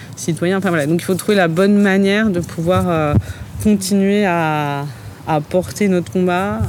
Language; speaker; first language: French; native; French